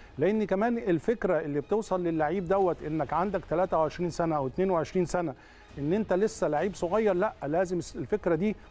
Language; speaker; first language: Arabic; native; Arabic